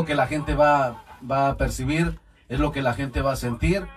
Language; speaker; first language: Spanish; native; Spanish